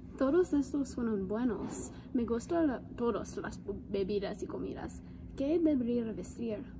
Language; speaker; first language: Spanish; non-native, learner; English